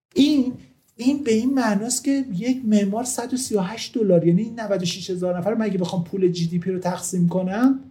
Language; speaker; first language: Persian; native; Persian